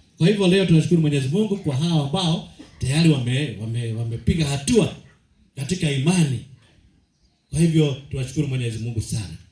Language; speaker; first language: Swahili; non-native, local second language; Kikuyu